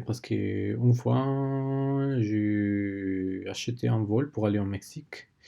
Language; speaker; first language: French; non-native, learner; Spanish